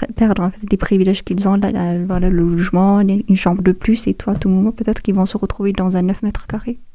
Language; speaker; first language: French; non-native, fluent; Amharic